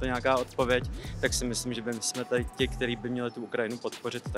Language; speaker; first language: Czech; native; Czech